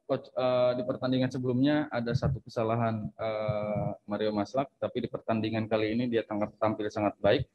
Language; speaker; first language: Indonesian; native; Indonesian